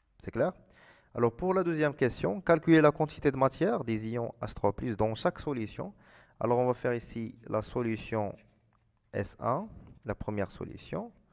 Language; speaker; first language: French; non-native, local second language; Arabic